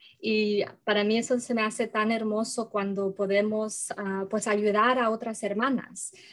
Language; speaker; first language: Spanish; early bilingual, heritage; Spanish